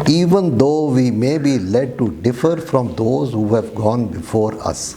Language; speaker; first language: English; non-native, local second language; Urdu